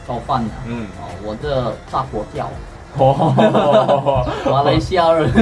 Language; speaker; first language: Chinese; non-native, learner; Malay